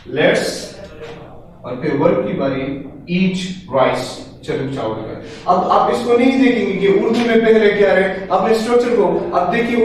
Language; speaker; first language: Urdu; non-native, local second language; Pashto